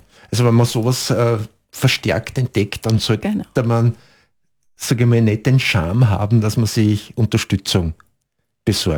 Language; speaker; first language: German; native; German